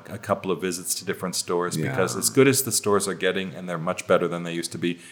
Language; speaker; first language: English; native; English